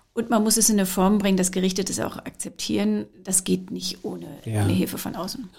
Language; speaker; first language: German; non-native, fluent; English